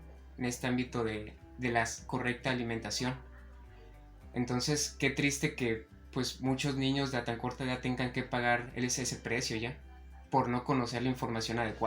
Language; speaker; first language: Spanish; native; Spanish